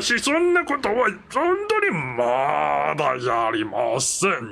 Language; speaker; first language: Japanese; non-native, learner; English